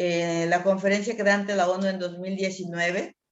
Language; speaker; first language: Spanish; native; Spanish